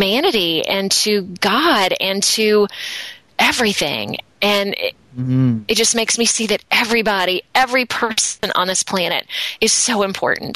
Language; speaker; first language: English; native; English